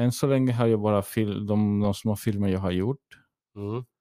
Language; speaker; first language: Swedish; early bilingual, heritage; English